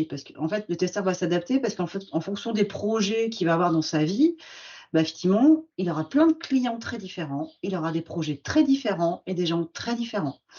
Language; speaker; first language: French; native; French